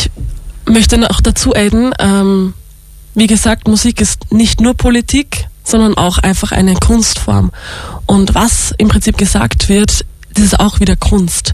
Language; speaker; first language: German; native; German